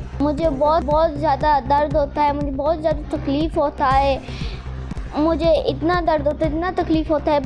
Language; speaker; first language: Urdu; non-native, local second language; Baluchi